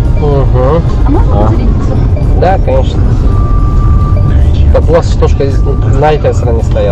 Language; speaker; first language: Russian; non-native, local second language; Kyrgyz